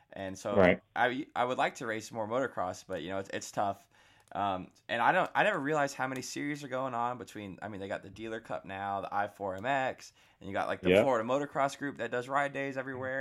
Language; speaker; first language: English; native; English